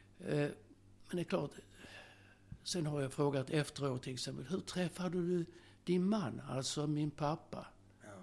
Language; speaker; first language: Swedish; early bilingual, other home language; Slovak